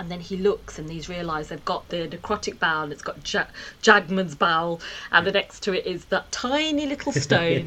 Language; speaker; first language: English; native; English